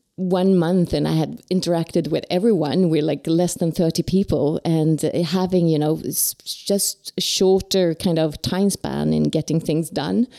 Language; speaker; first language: English; non-native, fluent; Swedish